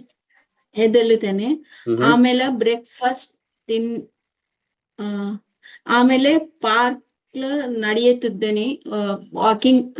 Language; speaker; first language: Kannada; non-native, learner; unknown